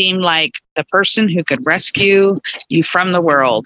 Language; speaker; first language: English; native; English